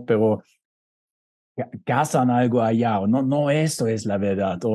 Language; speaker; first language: Spanish; non-native, fluent; German